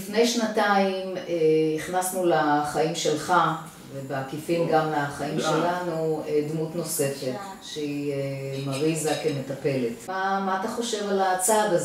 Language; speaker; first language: Hebrew; native; Hebrew